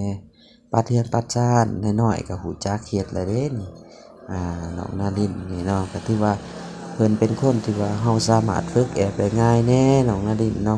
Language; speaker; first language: Thai; non-native, local second language; Lao